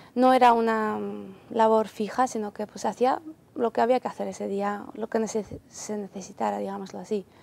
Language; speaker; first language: Spanish; non-native, fluent; Ukrainian